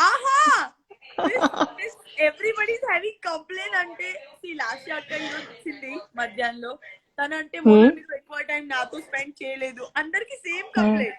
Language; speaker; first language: Telugu; non-native, local second language; Gujarati